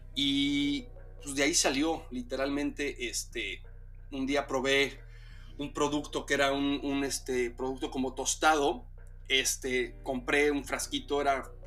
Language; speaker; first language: Spanish; native; Spanish